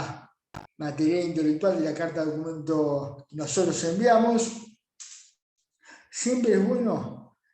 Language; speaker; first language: Spanish; native; Spanish